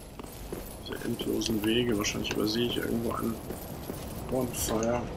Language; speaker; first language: German; native; German